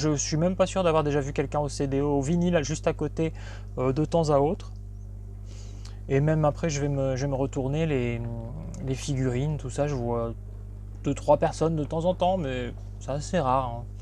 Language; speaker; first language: French; native; French